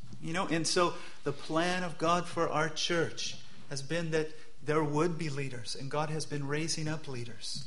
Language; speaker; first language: English; native; English